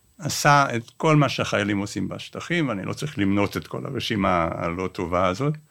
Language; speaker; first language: Hebrew; non-native, fluent; English